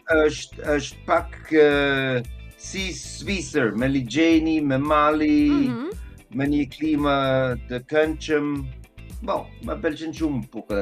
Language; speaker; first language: Albanian; non-native, learner; German